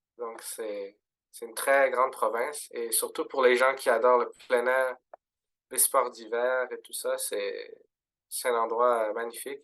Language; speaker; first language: French; early bilingual, other home language; Arabic